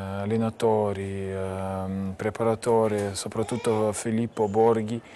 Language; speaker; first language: Italian; non-native, learner; Lithuanian